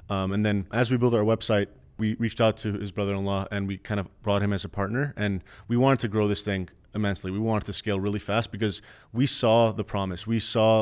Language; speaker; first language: English; native; English